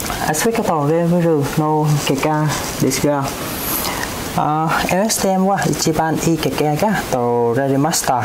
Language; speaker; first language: Japanese; non-native, fluent; Vietnamese